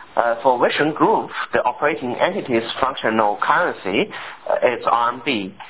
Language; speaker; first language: English; non-native, fluent; Chinese